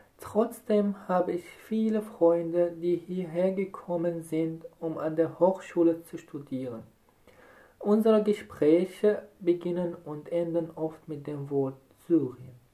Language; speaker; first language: German; non-native, fluent; Arabic